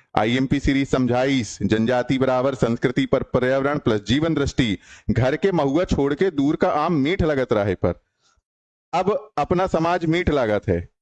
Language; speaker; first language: Hindi; native; Hindi